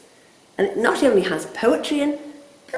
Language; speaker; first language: English; native; English